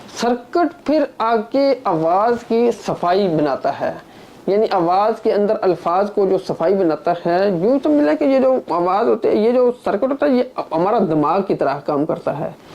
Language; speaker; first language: Urdu; non-native, local second language; Punjabi